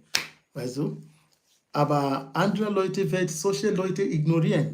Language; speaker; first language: German; non-native, learner; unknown